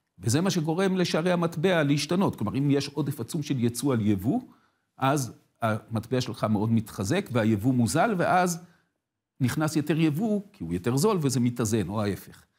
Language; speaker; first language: Hebrew; native; Hebrew